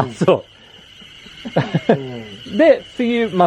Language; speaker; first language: Japanese; non-native, fluent; English